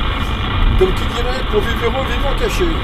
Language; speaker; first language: French; native; French